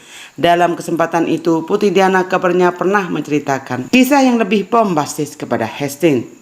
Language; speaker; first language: Indonesian; native; Indonesian